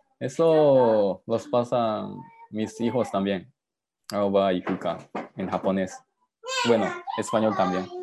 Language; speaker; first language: Spanish; non-native, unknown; Japanese